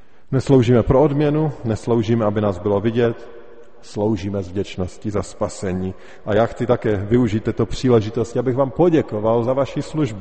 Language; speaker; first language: Czech; native; Czech